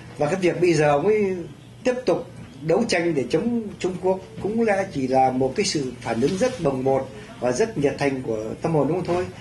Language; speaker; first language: Vietnamese; native; Vietnamese